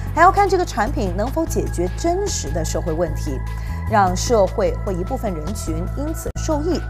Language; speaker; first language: Chinese; native; Chinese